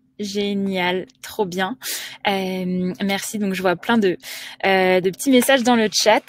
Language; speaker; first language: French; native; French